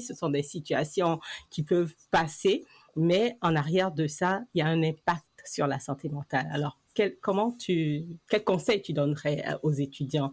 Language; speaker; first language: French; native; French